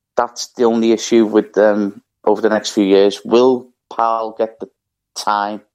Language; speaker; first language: English; native; English